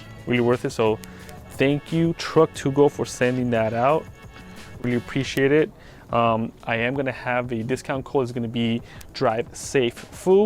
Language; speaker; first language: English; native; English